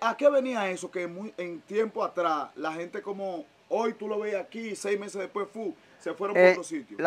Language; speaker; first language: Spanish; native; Spanish